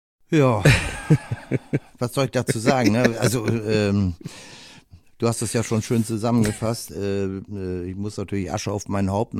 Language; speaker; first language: German; native; German